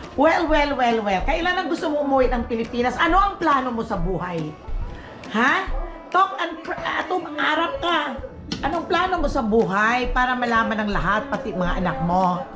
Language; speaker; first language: Filipino; non-native, local second language; Cebuano